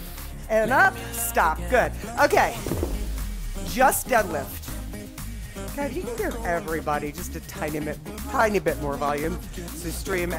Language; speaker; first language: English; native; English